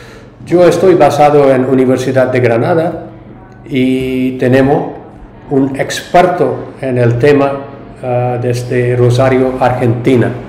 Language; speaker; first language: Spanish; non-native, learner; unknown